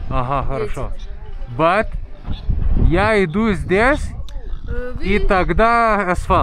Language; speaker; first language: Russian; non-native, learner; Lithuanian